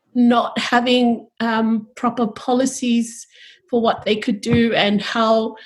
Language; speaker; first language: English; early bilingual, other home language; Tongan